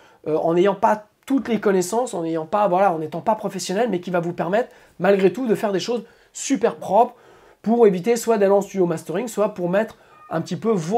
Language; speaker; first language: French; native; French